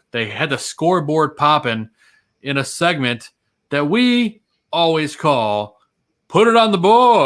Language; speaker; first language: English; native; English